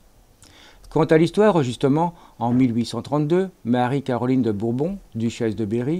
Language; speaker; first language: French; native; French